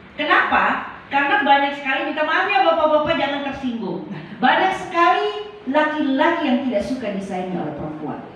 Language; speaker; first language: Indonesian; native; Indonesian